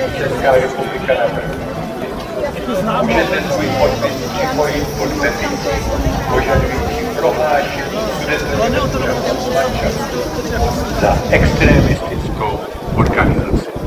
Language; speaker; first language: Czech; native; Czech